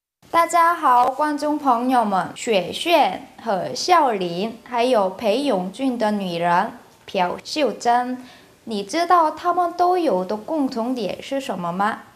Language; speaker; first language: Chinese; non-native, fluent; Korean